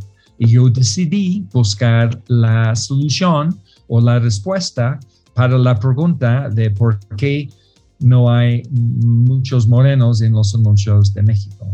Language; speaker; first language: Spanish; non-native, fluent; English